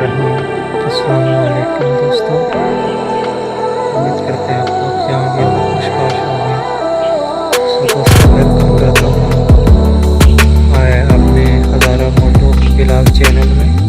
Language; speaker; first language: Hindi; non-native, local second language; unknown